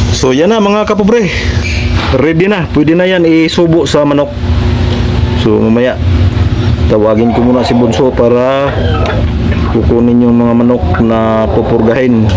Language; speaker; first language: Filipino; non-native, local second language; Cebuano